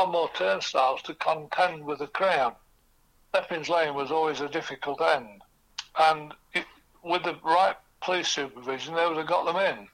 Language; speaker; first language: English; native; English